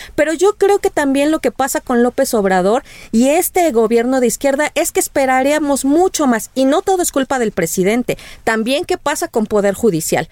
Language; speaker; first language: Spanish; native; Spanish